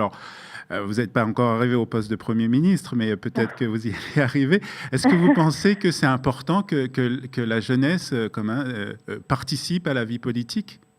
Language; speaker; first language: French; native; French